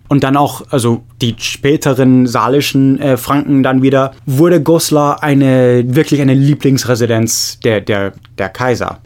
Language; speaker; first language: German; non-native, fluent; English